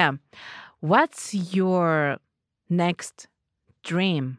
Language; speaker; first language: English; non-native, learner; Japanese